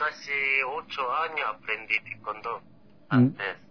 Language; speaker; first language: Spanish; non-native, fluent; Korean